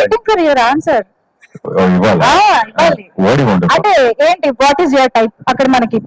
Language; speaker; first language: Telugu; native; Telugu